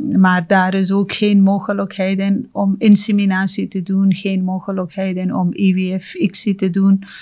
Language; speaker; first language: Dutch; non-native, fluent; Persian